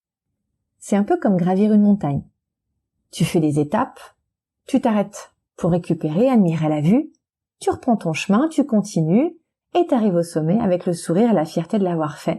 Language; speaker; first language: French; native; French